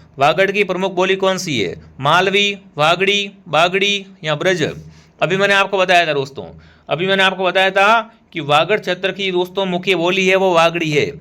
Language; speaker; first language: Hindi; native; Hindi